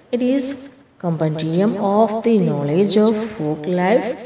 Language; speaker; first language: English; non-native, local second language; Malayalam